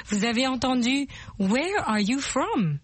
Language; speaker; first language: English; non-native, fluent; French